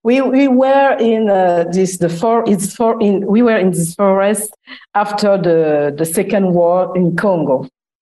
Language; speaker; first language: English; non-native, learner; Lingala